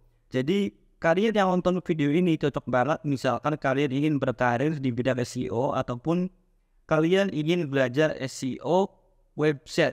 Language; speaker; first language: Indonesian; native; Indonesian